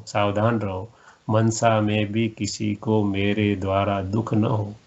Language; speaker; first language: Hindi; non-native, local second language; Gujarati